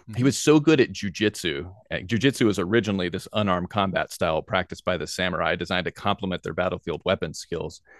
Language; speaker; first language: English; native; English